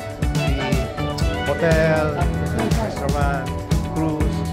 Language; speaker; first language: Thai; non-native, learner; Filipino